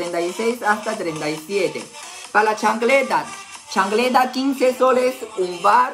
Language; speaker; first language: Spanish; non-native, learner; Chinese